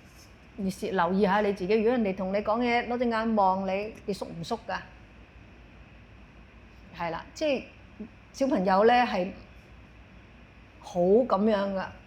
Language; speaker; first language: Cantonese; native; Cantonese